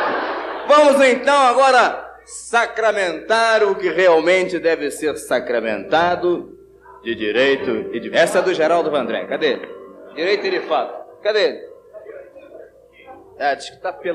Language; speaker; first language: Portuguese; native; Portuguese